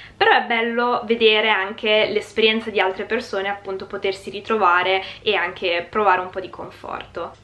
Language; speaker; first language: Italian; early bilingual, other home language; Hungarian